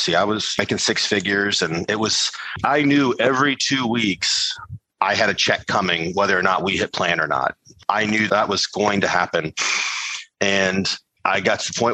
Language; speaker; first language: English; native; English